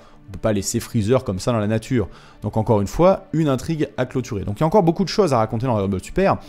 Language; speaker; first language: French; native; French